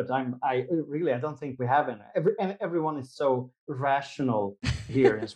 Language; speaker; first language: English; non-native, fluent; Swedish